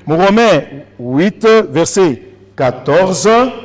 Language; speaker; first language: French; non-native, local second language; Swahili